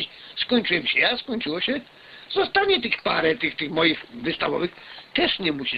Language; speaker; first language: Polish; native; Polish